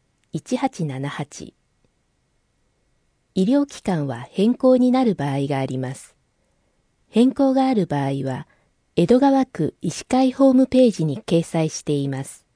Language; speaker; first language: Japanese; native; Japanese